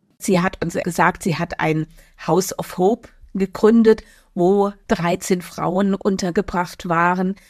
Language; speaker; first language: German; native; German